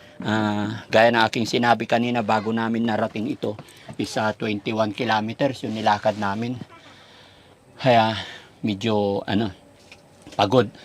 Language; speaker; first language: Filipino; native; Filipino